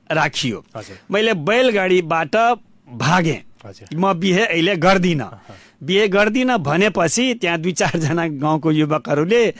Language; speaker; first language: Nepali; non-native, local second language; Bhojpuri